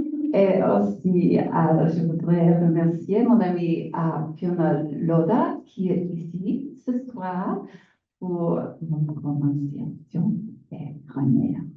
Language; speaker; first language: French; non-native, learner; English